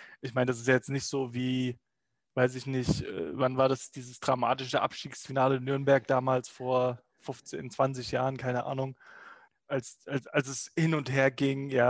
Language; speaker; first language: German; native; German